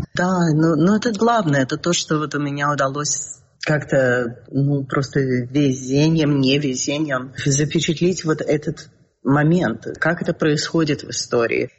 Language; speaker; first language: Russian; early bilingual, heritage; Russian